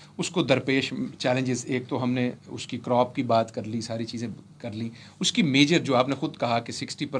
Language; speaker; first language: Urdu; non-native, local second language; Punjabi